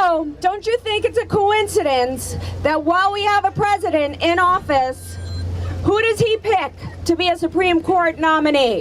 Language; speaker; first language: English; native; English